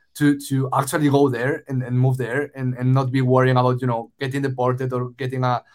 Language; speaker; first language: English; non-native, fluent; Spanish